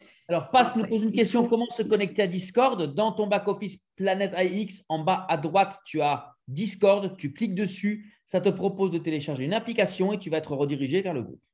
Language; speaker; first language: French; native; French